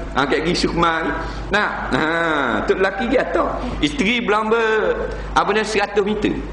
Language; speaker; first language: Malay; native; Malay